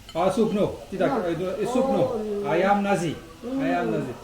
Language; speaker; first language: Indonesian; non-native, learner; French